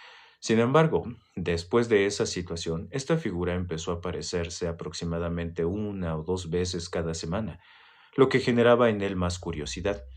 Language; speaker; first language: Spanish; native; Spanish